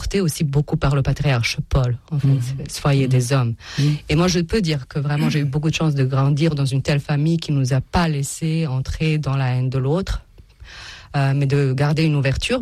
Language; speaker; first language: French; non-native, fluent; Serbian